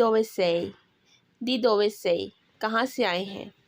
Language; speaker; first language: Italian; non-native, learner; Urdu